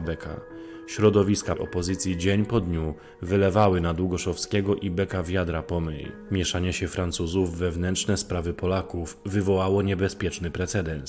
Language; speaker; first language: Polish; native; Polish